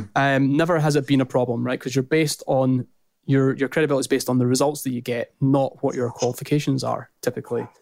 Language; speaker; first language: English; native; English